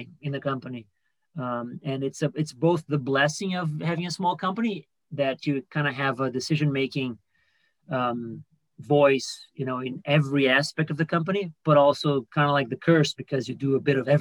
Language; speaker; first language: English; non-native, fluent; Portuguese